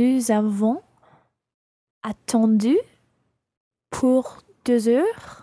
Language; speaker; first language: French; non-native, learner; English